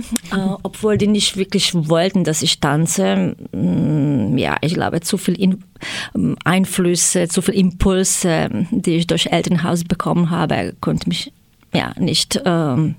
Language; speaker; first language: German; non-native, fluent; Croatian